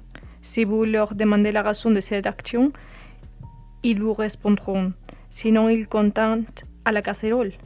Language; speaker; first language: French; non-native, fluent; Spanish